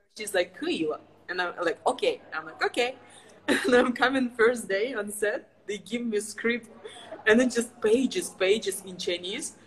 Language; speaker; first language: English; non-native, fluent; Ukrainian